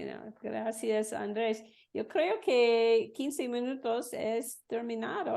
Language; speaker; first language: Spanish; non-native, learner; English